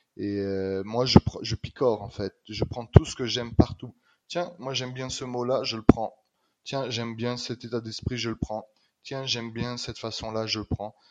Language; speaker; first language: French; native; French